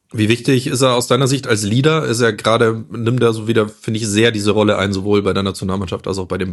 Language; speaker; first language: German; native; German